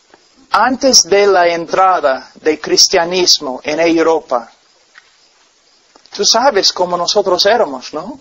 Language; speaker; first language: Spanish; non-native, fluent; English